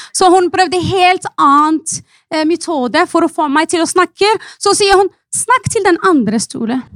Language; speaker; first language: Norwegian; non-native, fluent; Arabic